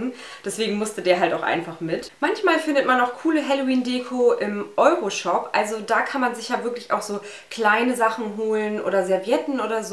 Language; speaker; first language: German; native; German